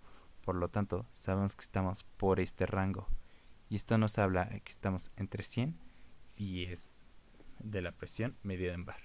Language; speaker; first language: Spanish; native; Spanish